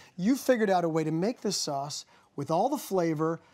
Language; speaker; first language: English; native; English